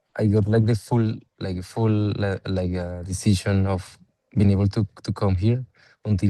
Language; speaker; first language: English; non-native, fluent; Spanish